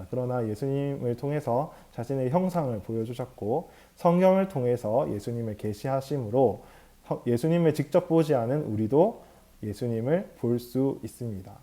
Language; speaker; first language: Korean; native; Korean